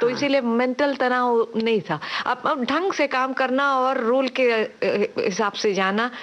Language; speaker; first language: Hindi; non-native, local second language; Tamil